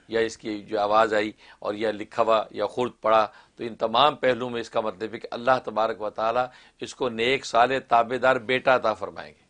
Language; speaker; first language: Urdu; non-native, local second language; Kashmiri